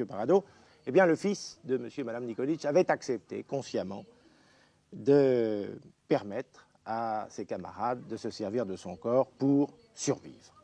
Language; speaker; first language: French; native; French